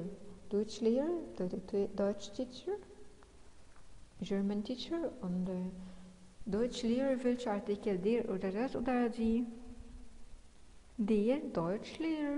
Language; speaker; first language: German; non-native, fluent; Arabic